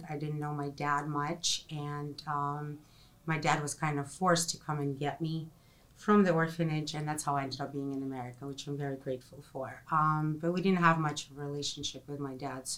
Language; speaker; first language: English; non-native, fluent; Ukrainian